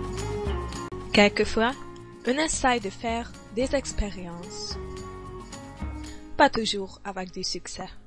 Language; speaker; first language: French; non-native, learner; Hungarian